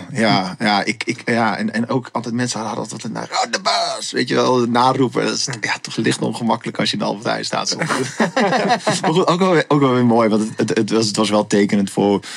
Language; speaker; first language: Dutch; native; Dutch